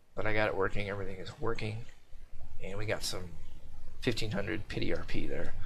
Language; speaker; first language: English; native; English